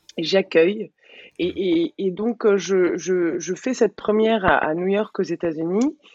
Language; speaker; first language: French; early bilingual, other home language; Arabic